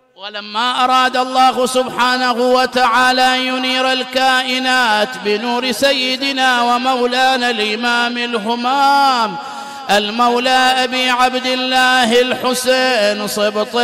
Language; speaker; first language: Arabic; native; Arabic